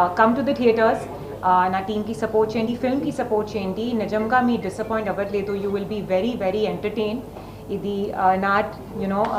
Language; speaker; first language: Telugu; non-native, learner; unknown